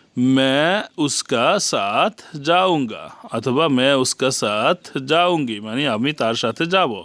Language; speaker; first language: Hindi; non-native, learner; Bangla